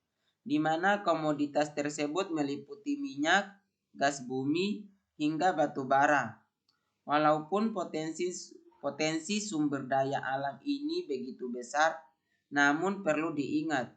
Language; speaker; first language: Indonesian; native; Indonesian